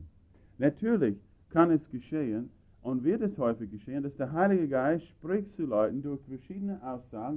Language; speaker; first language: German; non-native, fluent; English